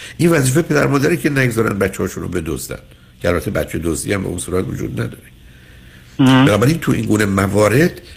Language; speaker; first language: Persian; native; Persian